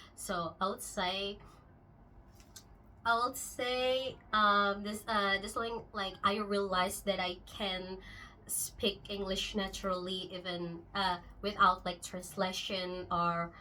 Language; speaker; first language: English; non-native, local second language; Indonesian